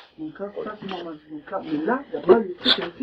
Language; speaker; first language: French; native; French